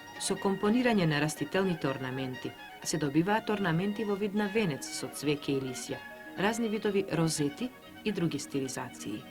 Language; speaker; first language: Macedonian; native; Macedonian